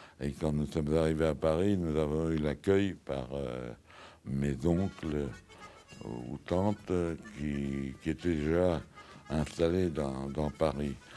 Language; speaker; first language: French; early bilingual, other home language; Yiddish